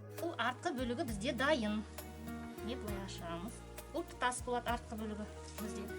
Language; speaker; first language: Kazakh; native; Kazakh